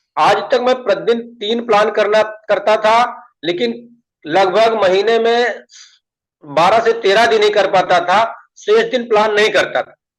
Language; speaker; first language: Hindi; native; Hindi